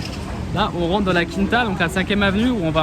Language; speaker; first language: French; native; French